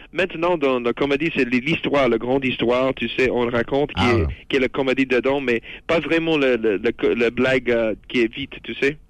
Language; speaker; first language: French; non-native, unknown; English